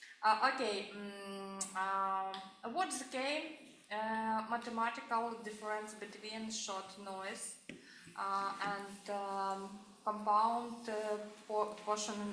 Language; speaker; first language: English; non-native, learner; Ukrainian